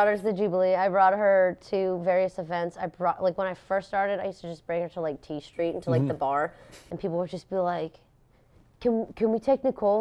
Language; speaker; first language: English; native; English